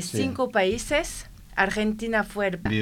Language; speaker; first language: Spanish; non-native, learner; French